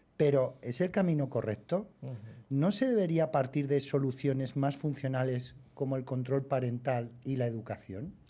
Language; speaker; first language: Spanish; native; Spanish